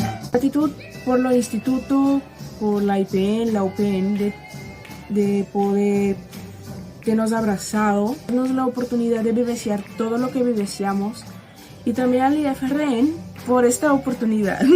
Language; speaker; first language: Spanish; non-native, learner; Portuguese